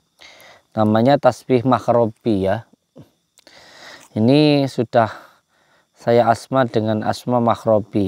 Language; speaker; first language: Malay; non-native, local second language; Javanese